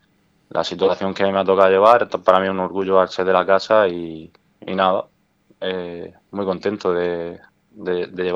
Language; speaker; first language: Spanish; native; Spanish